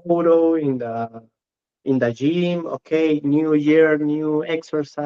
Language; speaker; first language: English; non-native, learner; Spanish